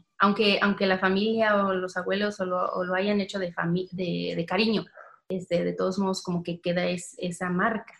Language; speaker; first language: Spanish; early bilingual, heritage; Spanish